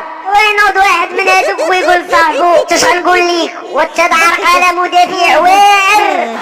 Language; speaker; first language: Arabic; native; Arabic